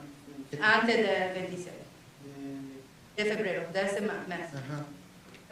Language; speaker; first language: Spanish; non-native, learner; English